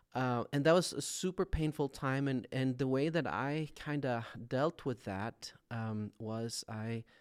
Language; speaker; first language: English; non-native, fluent; Swedish